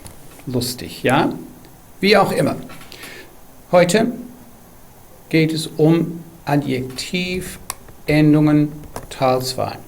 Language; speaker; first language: German; non-native, fluent; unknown